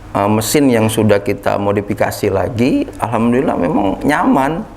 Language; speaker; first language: Indonesian; native; Indonesian